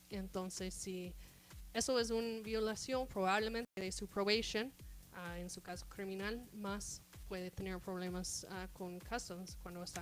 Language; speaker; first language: Spanish; non-native, fluent; English